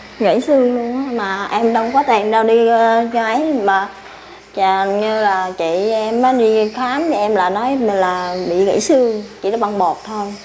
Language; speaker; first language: Vietnamese; early bilingual, heritage; Vietnamese